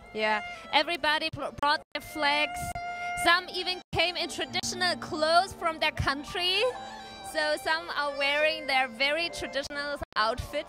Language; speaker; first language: English; non-native, fluent; German